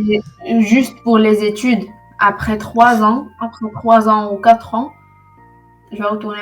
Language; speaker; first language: French; non-native, local second language; Arabic